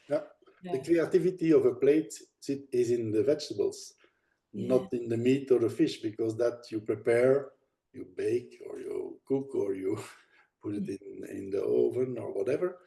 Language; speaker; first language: English; non-native, fluent; Dutch